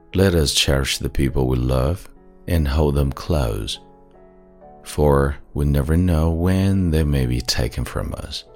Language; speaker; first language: English; non-native, fluent; Chinese